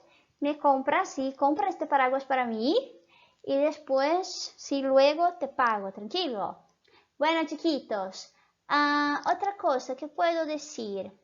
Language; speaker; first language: Spanish; non-native, fluent; Portuguese